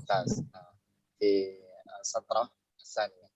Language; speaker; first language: Indonesian; native; Indonesian